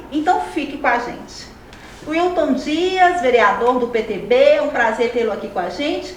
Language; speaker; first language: Portuguese; native; Portuguese